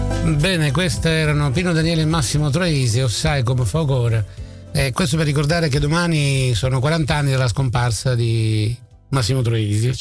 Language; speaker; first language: Italian; native; Italian